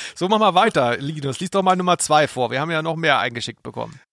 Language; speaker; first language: German; native; German